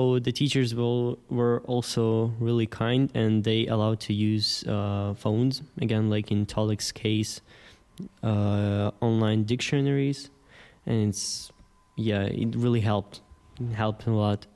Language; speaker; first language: English; non-native, fluent; Ukrainian